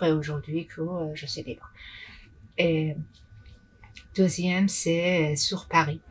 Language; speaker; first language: French; non-native, fluent; Persian